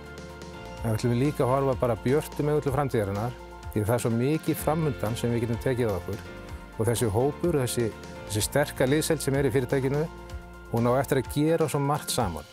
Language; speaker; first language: Icelandic; native; Icelandic